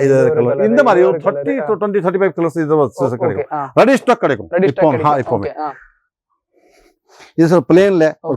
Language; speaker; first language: Tamil; non-native, local second language; Kannada